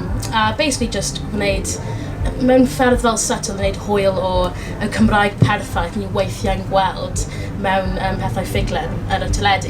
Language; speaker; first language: Welsh; non-native, local second language; English